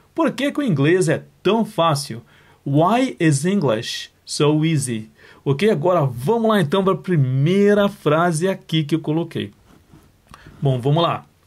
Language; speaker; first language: Portuguese; native; Portuguese